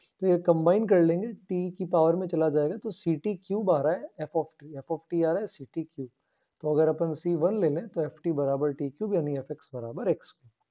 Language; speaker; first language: Hindi; native; Hindi